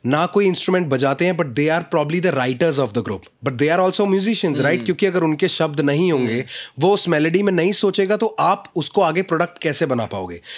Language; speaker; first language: Hindi; native; Hindi